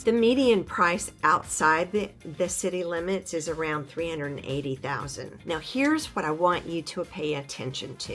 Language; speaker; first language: English; native; English